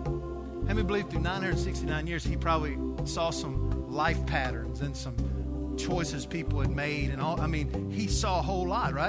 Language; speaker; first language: English; native; English